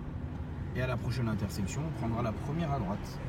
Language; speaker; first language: French; native; French